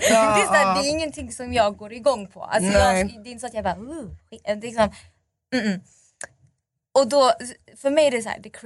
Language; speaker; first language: Swedish; native; Swedish